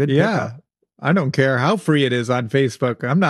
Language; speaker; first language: English; native; English